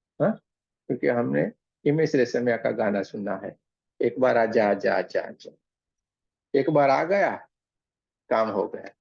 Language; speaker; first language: Hindi; non-native, local second language; Gujarati